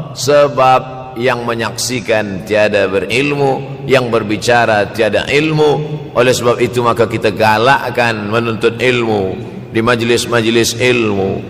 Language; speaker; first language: Malay; native; Malay